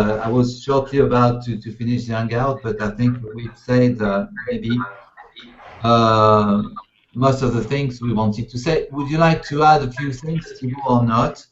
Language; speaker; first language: English; non-native, fluent; French